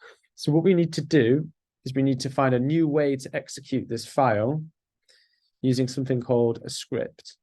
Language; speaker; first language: English; native; English